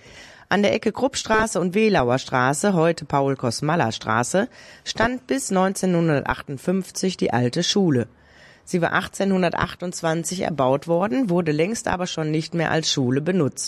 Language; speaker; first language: German; native; German